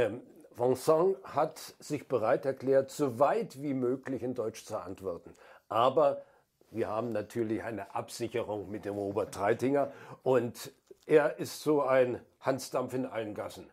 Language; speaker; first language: German; native; German